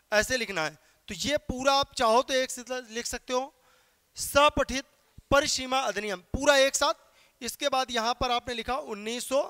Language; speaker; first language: Hindi; native; Hindi